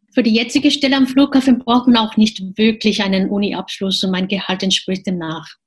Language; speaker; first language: German; non-native, fluent; Japanese